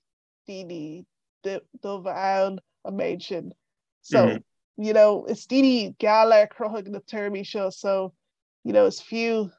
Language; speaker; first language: Irish; non-native, local second language; English